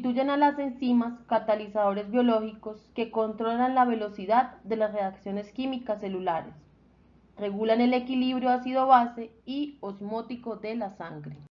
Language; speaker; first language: Spanish; native; Spanish